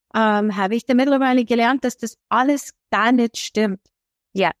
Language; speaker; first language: German; non-native, fluent; English